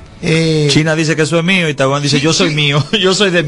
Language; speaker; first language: Spanish; native; Spanish